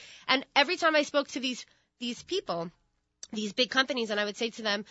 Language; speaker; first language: English; native; English